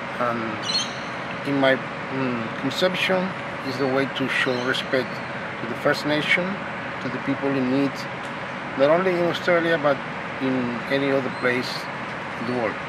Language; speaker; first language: English; non-native, fluent; Spanish